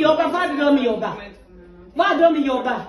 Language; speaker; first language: Swedish; non-native, learner; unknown